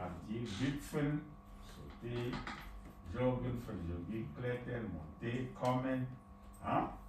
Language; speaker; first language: German; non-native, fluent; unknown